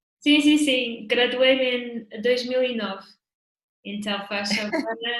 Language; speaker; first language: Portuguese; non-native, fluent; English